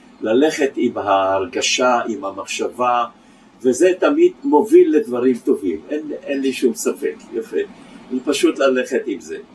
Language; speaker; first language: Hebrew; early bilingual, other home language; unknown